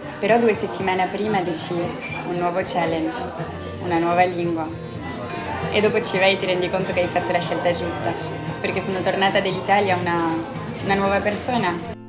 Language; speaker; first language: Italian; non-native, fluent; French